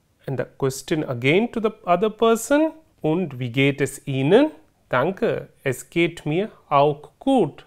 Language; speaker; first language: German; non-native, fluent; Hindi